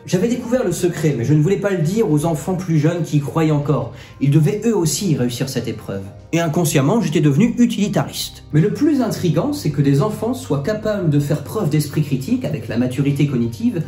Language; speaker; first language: French; native; French